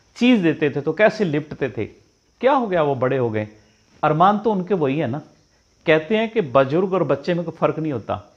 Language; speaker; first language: Hindi; non-native, local second language; Punjabi